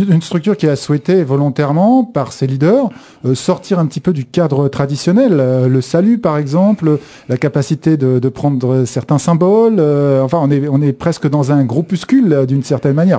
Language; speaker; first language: French; native; French